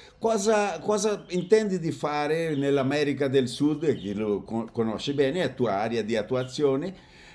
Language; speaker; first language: Italian; non-native, fluent; Portuguese